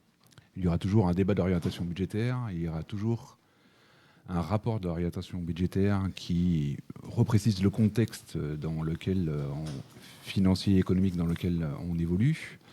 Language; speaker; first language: French; native; French